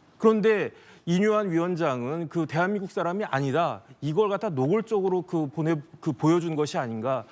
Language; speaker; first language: Korean; native; Korean